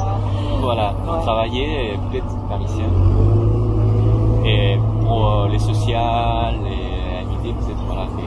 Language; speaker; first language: French; non-native, fluent; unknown